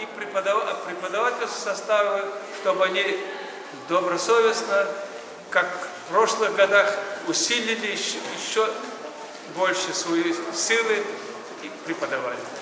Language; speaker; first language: Russian; non-native, local second language; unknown